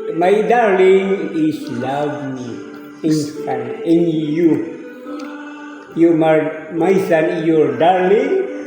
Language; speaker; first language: English; non-native, learner; Filipino